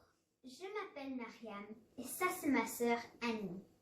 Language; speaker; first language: French; non-native, learner; English